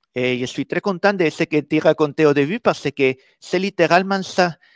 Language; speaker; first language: French; non-native, fluent; Spanish